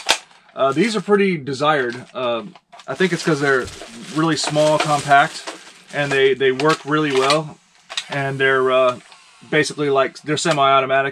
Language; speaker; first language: English; native; English